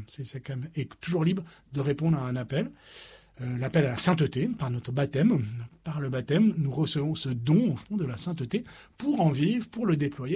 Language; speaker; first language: French; native; French